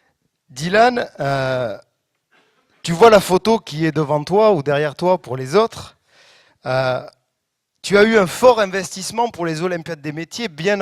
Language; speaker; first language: French; native; French